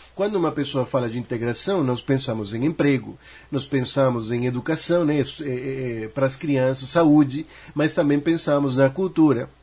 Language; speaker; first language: Portuguese; non-native, fluent; Spanish